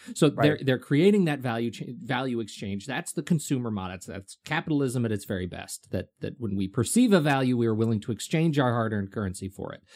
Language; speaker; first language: English; native; English